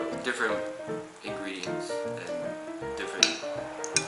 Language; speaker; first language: English; non-native, fluent; Chinese